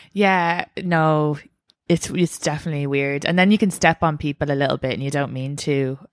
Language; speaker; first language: English; native; English